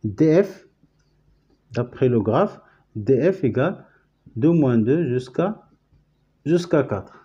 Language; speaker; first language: French; non-native, local second language; Arabic